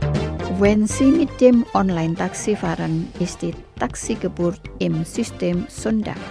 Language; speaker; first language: German; non-native, learner; Indonesian